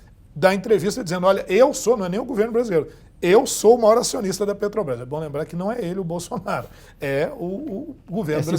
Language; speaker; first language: Portuguese; native; Portuguese